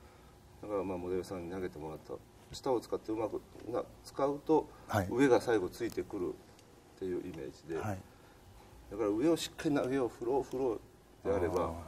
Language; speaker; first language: Japanese; native; Japanese